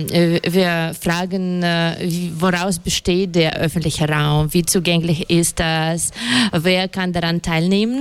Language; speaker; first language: German; non-native, fluent; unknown